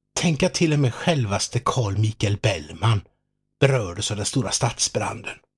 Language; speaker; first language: Swedish; native; Swedish